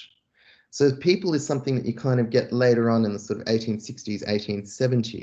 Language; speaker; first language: English; native; English